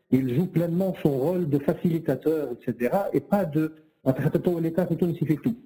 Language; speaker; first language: French; non-native, local second language; Arabic